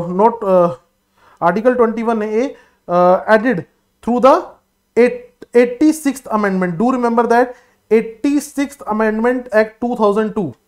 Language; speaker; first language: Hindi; non-native, local second language; Punjabi